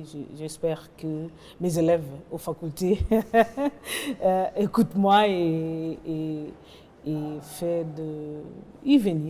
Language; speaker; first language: French; non-native, learner; Portuguese